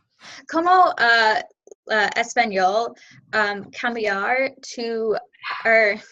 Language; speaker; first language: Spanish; non-native, learner; English